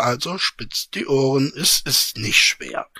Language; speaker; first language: German; native; German